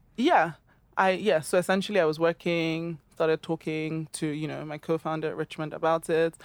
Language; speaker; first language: English; non-native, local second language; Yoruba